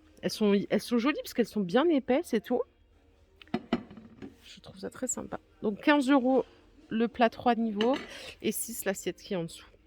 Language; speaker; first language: French; native; French